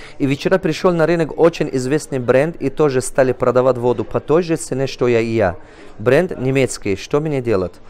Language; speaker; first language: Russian; non-native, local second language; Tajik